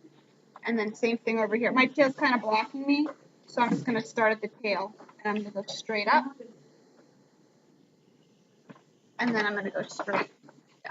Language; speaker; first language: English; native; English